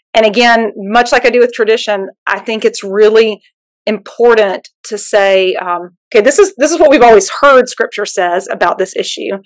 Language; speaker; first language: English; native; English